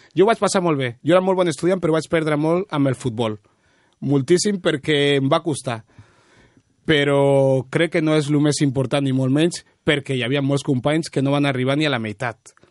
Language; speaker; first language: Catalan; early bilingual, other home language; Spanish